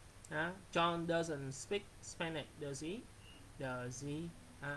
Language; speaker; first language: English; non-native, fluent; Vietnamese